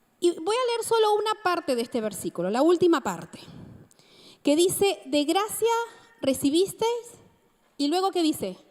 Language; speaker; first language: Spanish; native; Spanish